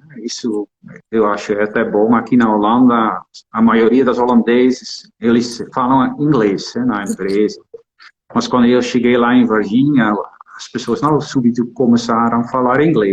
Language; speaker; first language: Portuguese; non-native, fluent; Dutch